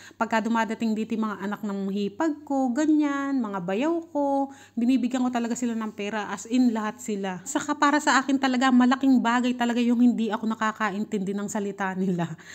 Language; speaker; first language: Filipino; native; Filipino